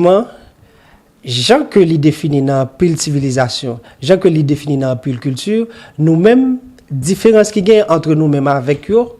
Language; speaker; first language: Haitian Creole; native; Haitian Creole